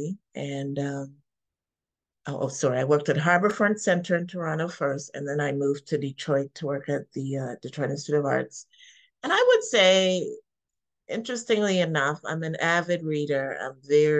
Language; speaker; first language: English; native; English